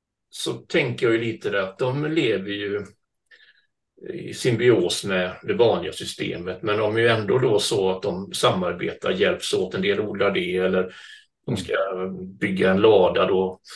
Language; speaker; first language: Swedish; native; Swedish